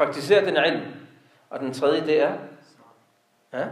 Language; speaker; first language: Danish; non-native, local second language; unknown